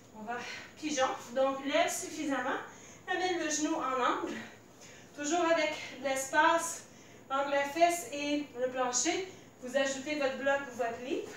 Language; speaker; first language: French; native; French